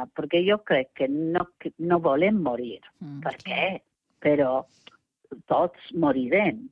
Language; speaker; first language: Catalan; non-native, fluent; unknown